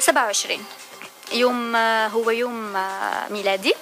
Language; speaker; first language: Arabic; native; Arabic